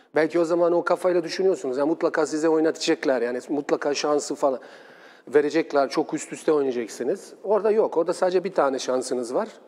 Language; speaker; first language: Turkish; non-native, fluent; Bosnian